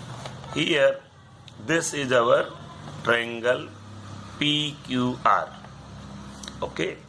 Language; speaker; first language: English; non-native, local second language; Hindi